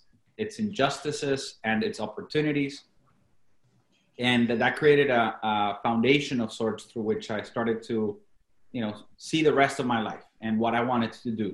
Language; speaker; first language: English; non-native, fluent; Spanish